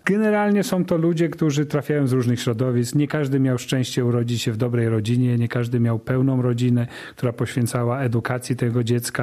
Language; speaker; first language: Polish; native; Polish